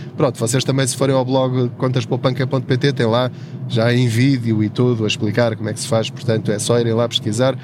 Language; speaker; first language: Portuguese; native; Portuguese